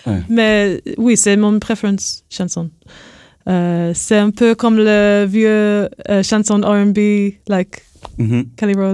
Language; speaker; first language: French; non-native, learner; English